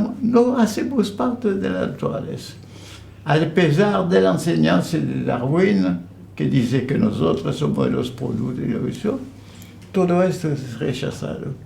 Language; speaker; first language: Spanish; non-native, fluent; French